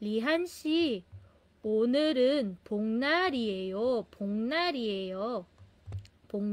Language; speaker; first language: Korean; non-native, fluent; Filipino